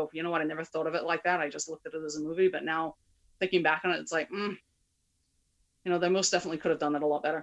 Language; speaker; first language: English; native; English